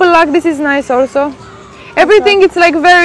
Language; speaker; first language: English; non-native, fluent; Romanian